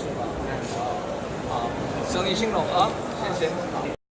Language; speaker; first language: Chinese; non-native, fluent; Korean